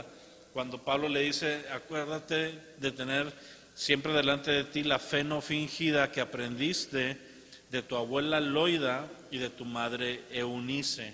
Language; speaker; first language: Spanish; native; Spanish